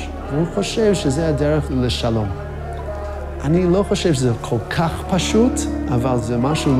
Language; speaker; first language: Hebrew; non-native, fluent; English